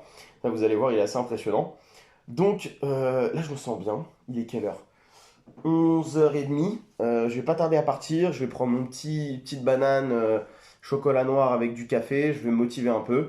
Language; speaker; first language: French; native; French